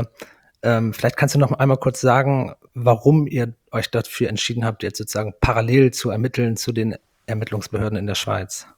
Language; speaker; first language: German; native; German